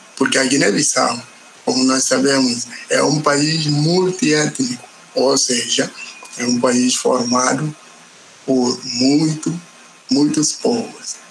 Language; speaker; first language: Portuguese; non-native, local second language; Upper Guinea Crioulo